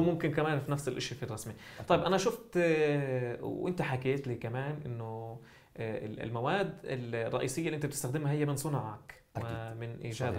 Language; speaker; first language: Arabic; native; Arabic